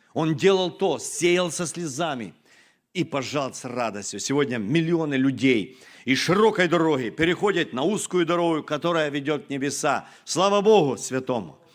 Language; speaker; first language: Russian; non-native, local second language; Ukrainian